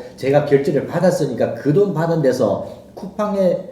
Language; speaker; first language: Korean; early bilingual, heritage; Korean